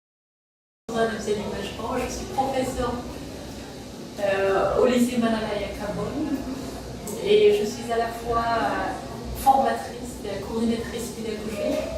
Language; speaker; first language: French; non-native, fluent; Persian